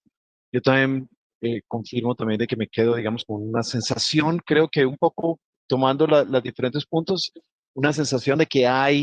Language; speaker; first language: Spanish; native; Spanish